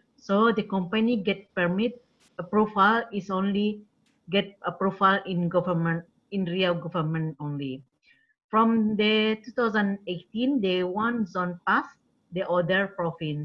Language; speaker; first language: English; non-native, learner; Indonesian